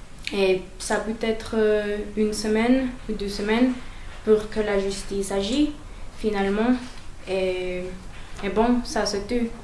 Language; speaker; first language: French; non-native, learner; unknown